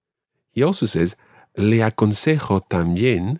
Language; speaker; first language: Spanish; non-native, fluent; English